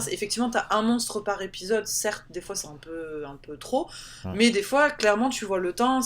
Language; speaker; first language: French; native; French